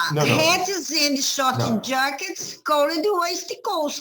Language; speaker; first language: English; non-native, learner; Portuguese